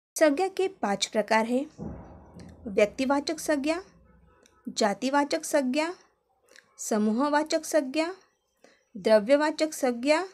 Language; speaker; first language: Hindi; non-native, local second language; Marathi